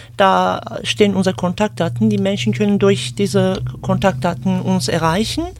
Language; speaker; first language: German; non-native, fluent; Kurdish